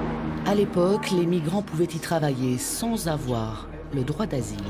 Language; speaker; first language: French; native; French